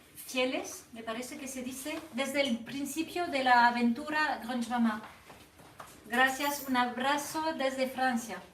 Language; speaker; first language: Spanish; non-native, learner; French